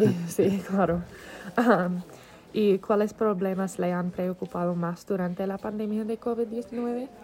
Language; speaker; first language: Spanish; non-native, learner; English